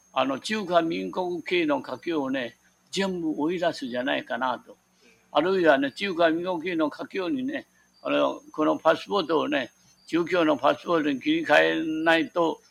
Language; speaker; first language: Japanese; non-native, local second language; Min Nan Chinese